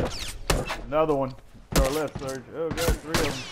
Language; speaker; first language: English; native; English